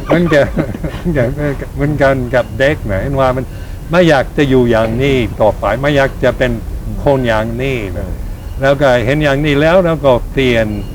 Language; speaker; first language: Thai; non-native, fluent; English